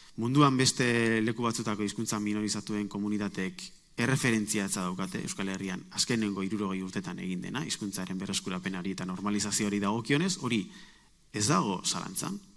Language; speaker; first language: Basque; native; Basque